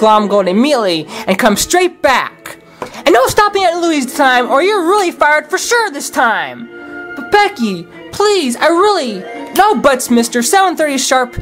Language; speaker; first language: English; native; English